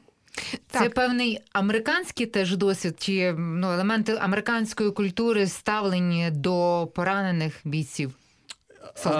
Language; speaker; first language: Ukrainian; native; Ukrainian